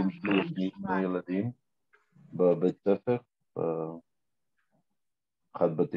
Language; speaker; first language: Hebrew; non-native, learner; German